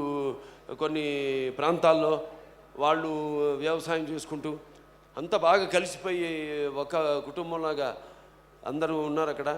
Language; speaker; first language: Telugu; native; Telugu